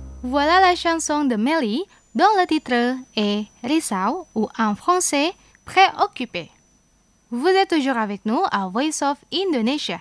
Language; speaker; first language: French; non-native, fluent; Indonesian